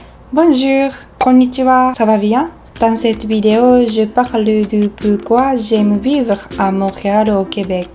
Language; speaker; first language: French; non-native, learner; Japanese